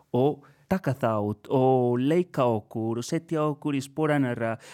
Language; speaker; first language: Icelandic; non-native, fluent; Spanish